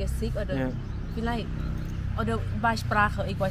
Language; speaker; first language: German; non-native, learner; Thai